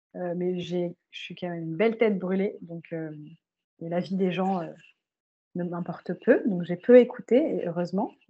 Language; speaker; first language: French; native; French